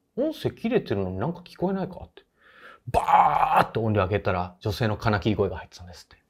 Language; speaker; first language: Japanese; native; Japanese